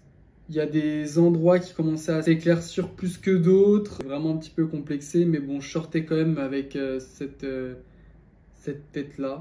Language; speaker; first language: French; native; French